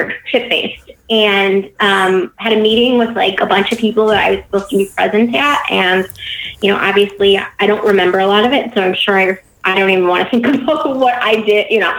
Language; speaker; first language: English; native; English